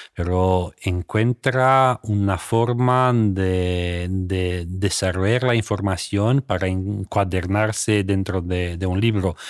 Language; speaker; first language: Spanish; non-native, fluent; Romanian